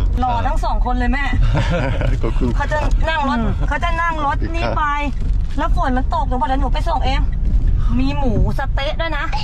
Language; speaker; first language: Thai; native; Thai